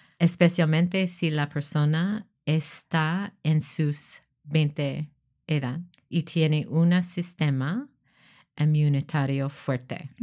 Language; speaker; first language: Spanish; non-native, learner; English